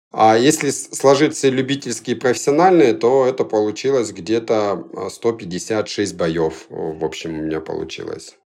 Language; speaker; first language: Russian; early bilingual, other home language; Georgian